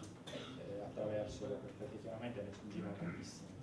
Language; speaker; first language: Italian; native; Italian